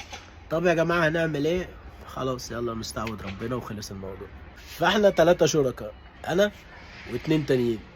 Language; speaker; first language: Arabic; native; Arabic